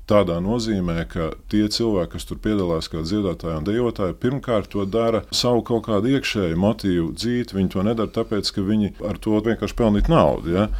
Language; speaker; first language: Latvian; native; Latvian